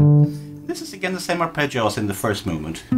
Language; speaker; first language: English; non-native, fluent; Norwegian